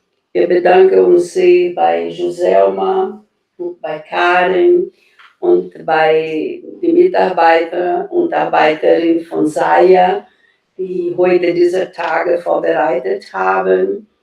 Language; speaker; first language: German; non-native, fluent; Portuguese